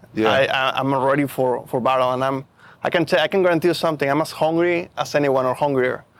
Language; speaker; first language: English; non-native, fluent; Spanish